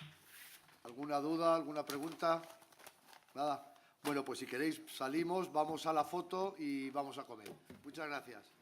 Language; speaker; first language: Spanish; native; Spanish